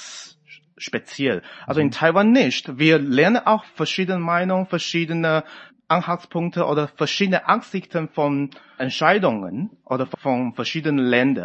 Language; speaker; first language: German; non-native, fluent; Chinese